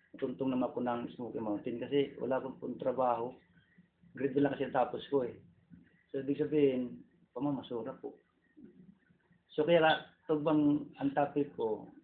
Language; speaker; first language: Filipino; non-native, local second language; Waray